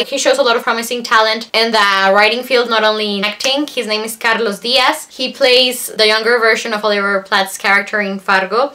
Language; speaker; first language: English; non-native, fluent; Spanish